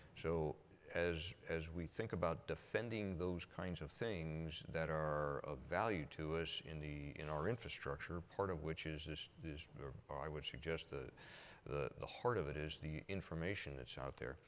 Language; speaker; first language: English; native; English